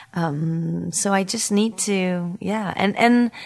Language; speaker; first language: English; non-native, fluent; French